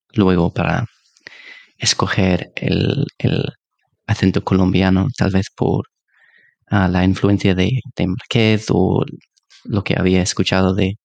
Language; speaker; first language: Spanish; non-native, fluent; English